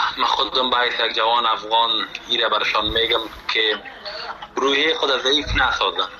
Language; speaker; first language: Persian; native; Persian